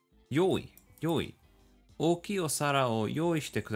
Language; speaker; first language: Japanese; non-native, learner; English